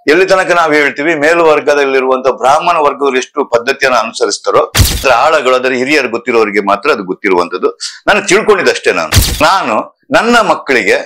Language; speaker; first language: Kannada; non-native, local second language; Tulu